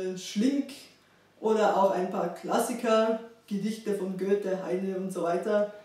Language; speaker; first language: German; non-native, fluent; Bulgarian